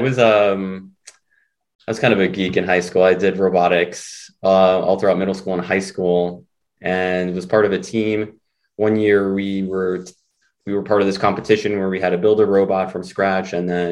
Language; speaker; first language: English; early bilingual, other home language; Spanish